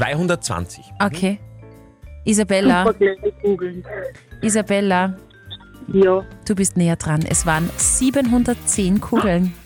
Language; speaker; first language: German; native; German